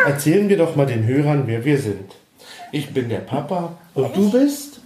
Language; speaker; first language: German; native; German